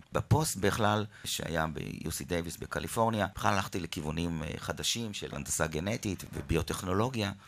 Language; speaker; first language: Hebrew; native; Hebrew